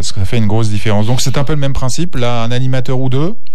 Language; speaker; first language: French; native; French